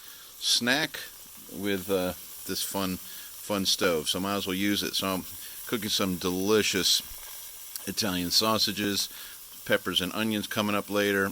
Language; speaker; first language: English; native; English